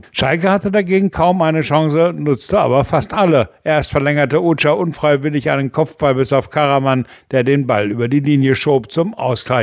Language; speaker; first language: German; native; German